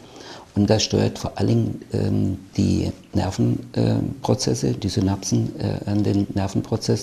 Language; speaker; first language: German; native; German